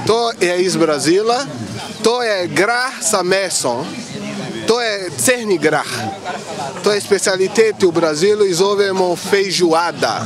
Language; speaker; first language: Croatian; non-native, learner; Portuguese